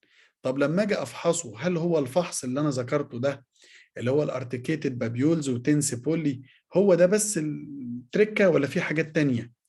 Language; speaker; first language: Arabic; native; Arabic